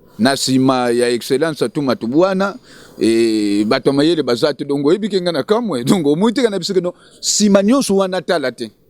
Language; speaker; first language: Lingala; non-native, local second language; Kongo